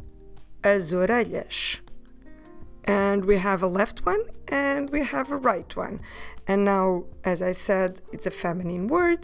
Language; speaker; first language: English; non-native, fluent; Portuguese